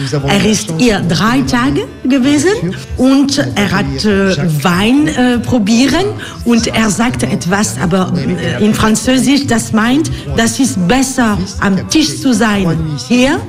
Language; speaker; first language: German; non-native, learner; French